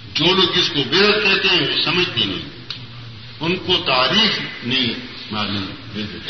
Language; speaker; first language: Urdu; non-native, local second language; Pashto